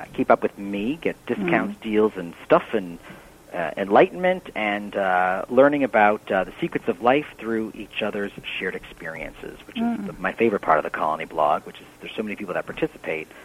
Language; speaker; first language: English; native; English